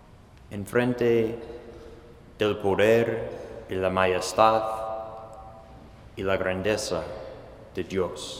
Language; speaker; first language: Spanish; non-native, fluent; English